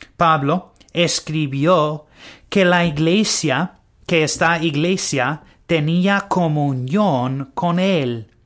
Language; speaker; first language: Spanish; non-native, learner; English